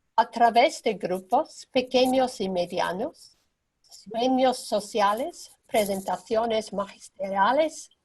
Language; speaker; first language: Spanish; non-native, learner; English